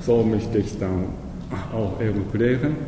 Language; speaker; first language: German; non-native, learner; Japanese